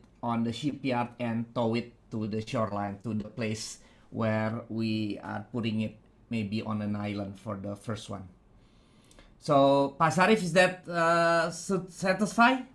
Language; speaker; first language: English; non-native, fluent; Indonesian